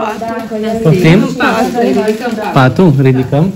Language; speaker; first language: Romanian; native; Romanian